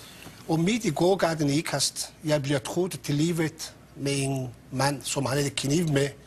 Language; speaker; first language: Danish; non-native, fluent; Persian